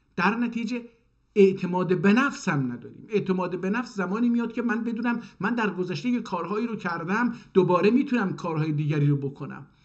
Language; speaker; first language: Persian; non-native, local second language; Azerbaijani